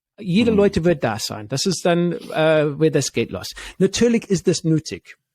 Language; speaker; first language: German; non-native, fluent; English